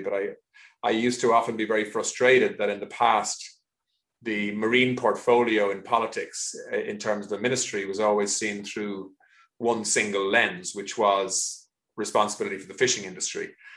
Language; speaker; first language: English; native; English